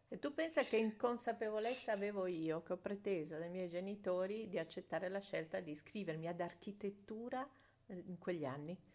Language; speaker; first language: Italian; native; Italian